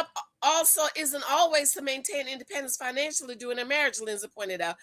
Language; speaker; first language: English; native; English